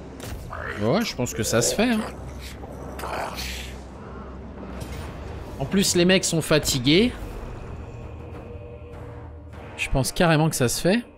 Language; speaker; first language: French; native; French